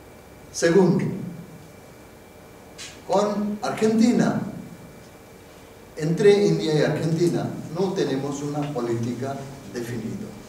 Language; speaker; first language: Spanish; non-native, fluent; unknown